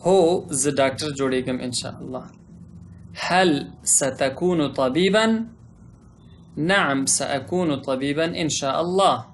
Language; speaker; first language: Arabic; non-native, fluent; Pashto